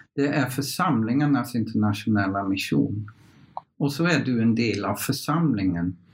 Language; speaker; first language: Swedish; non-native, fluent; Dutch